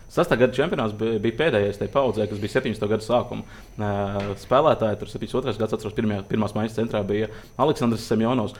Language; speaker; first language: Latvian; native; Latvian